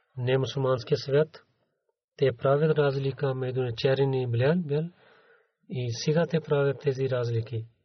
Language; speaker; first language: Bulgarian; non-native, learner; Urdu